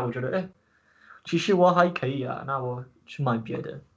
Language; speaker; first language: Chinese; non-native, learner; English